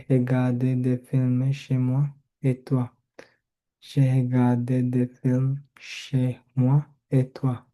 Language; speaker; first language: French; non-native, learner; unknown